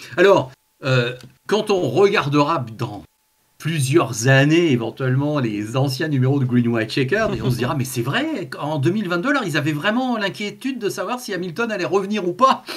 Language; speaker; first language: French; native; French